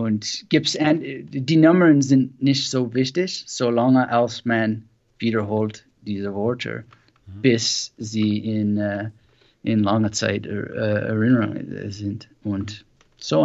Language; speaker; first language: German; non-native, learner; English